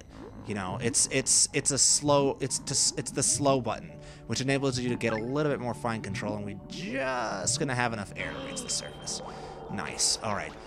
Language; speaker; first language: English; native; English